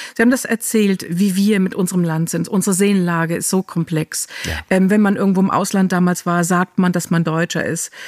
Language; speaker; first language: German; native; German